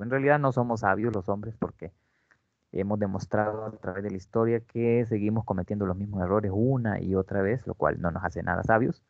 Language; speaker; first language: Spanish; native; Spanish